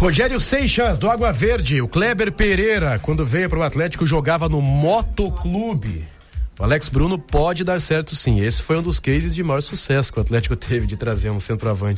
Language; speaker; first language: Portuguese; native; Portuguese